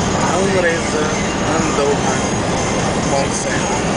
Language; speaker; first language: Portuguese; native; Portuguese